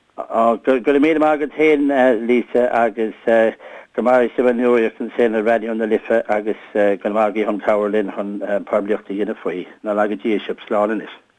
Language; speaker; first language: Irish; native; Irish